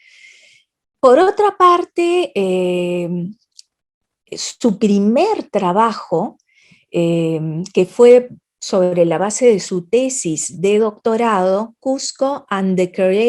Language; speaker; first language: Spanish; native; Spanish